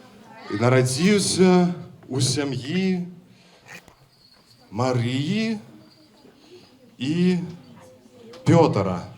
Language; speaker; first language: Belarusian; non-native, local second language; Russian